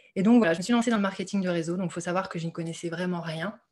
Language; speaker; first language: French; native; French